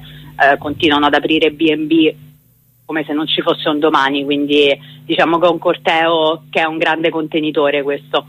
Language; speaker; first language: Italian; native; Italian